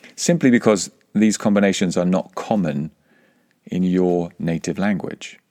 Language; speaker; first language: English; native; English